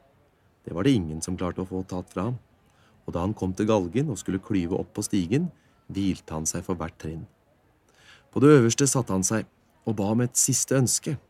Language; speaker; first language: Norwegian; native; Norwegian